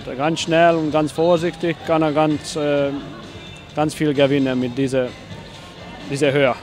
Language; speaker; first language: German; non-native, learner; Hungarian